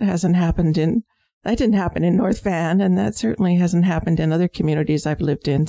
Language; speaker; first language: English; native; English